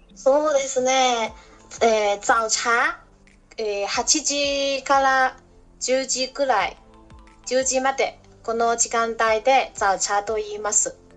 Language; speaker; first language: Japanese; non-native, learner; Chinese